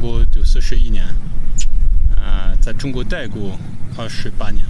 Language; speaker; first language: Chinese; non-native, fluent; French